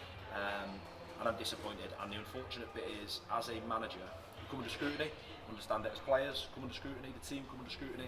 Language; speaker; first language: English; native; English